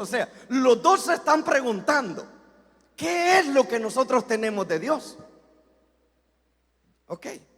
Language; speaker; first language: Spanish; native; Spanish